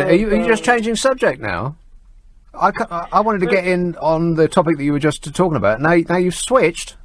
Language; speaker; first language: English; native; English